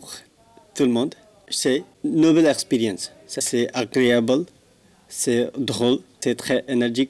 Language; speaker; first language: French; non-native, learner; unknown